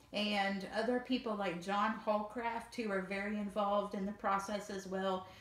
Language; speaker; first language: English; native; English